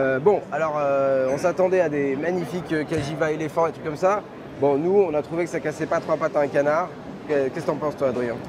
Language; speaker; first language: French; native; French